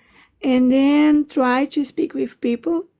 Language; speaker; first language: English; non-native, learner; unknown